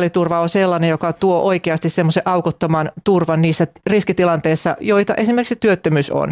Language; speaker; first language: Finnish; native; Finnish